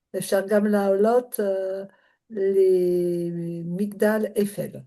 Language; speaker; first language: Hebrew; non-native, learner; French